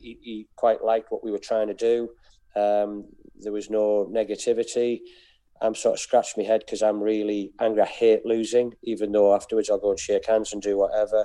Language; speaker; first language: English; native; English